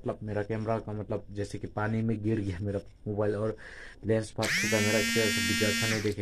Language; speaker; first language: Hindi; non-native, local second language; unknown